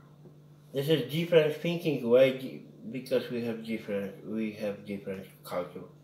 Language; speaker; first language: English; non-native, learner; Polish